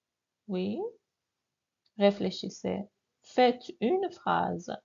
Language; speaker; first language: French; non-native, fluent; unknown